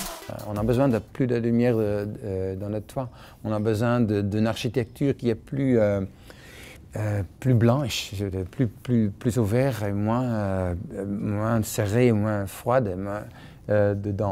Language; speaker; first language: French; non-native, fluent; Dutch